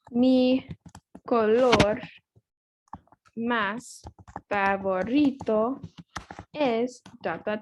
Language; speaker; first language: Spanish; non-native, learner; English